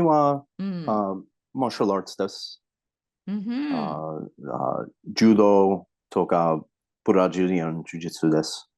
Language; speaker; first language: Japanese; non-native, learner; English